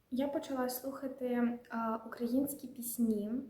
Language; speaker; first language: Ukrainian; non-native, local second language; Russian